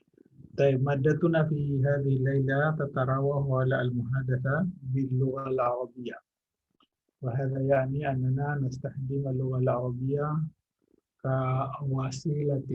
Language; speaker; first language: Arabic; non-native, fluent; Indonesian